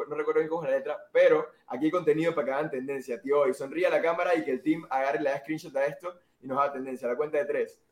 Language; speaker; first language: Spanish; native; Spanish